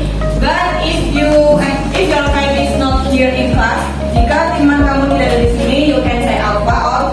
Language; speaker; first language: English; non-native, learner; Indonesian